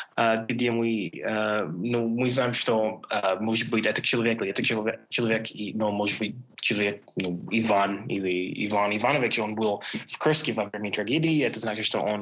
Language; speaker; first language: Russian; non-native, fluent; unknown